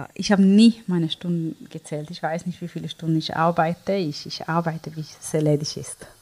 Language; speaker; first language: German; non-native, fluent; Hebrew